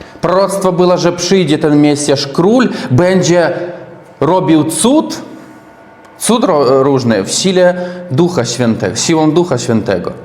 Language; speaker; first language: Polish; non-native, learner; Russian